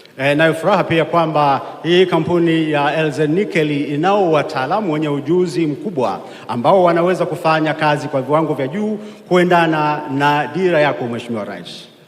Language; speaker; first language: Swahili; native; Swahili